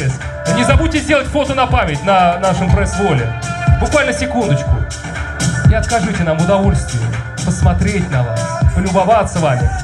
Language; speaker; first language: Russian; native; Russian